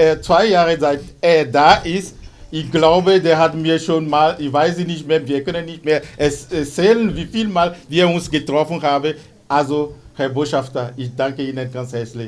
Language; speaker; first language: German; non-native, fluent; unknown